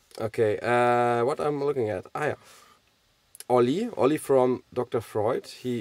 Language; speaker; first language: English; non-native, fluent; German